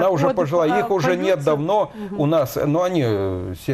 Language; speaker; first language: Russian; native; Russian